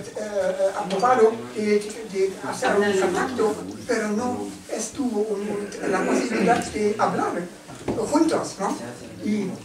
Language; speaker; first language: Spanish; non-native, learner; German